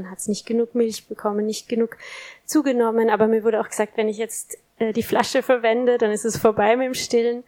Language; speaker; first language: German; native; German